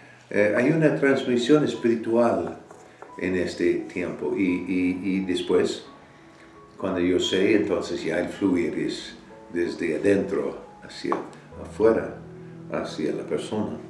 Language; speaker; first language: Spanish; non-native, fluent; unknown